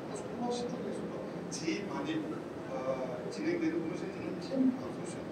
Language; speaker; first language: Korean; non-native, fluent; Turkish